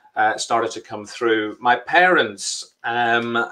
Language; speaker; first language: English; native; English